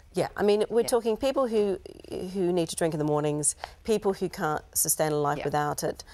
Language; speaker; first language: English; native; English